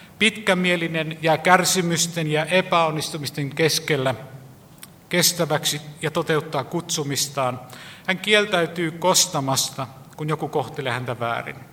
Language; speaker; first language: Finnish; native; Finnish